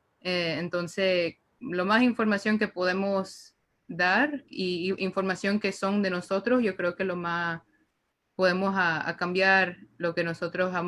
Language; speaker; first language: Spanish; early bilingual, heritage; Spanish